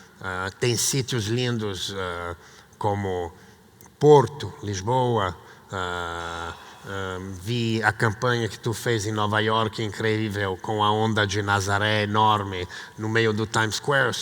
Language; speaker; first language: Portuguese; non-native, fluent; Italian